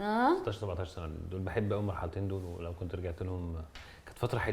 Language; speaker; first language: Arabic; native; Arabic